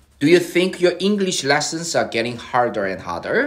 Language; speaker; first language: English; non-native, fluent; Korean